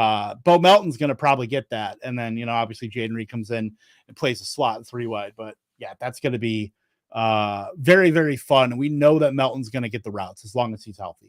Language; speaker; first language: English; native; English